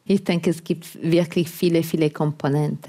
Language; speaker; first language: German; non-native, fluent; Italian